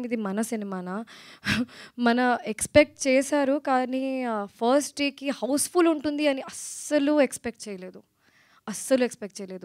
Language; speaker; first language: Telugu; non-native, learner; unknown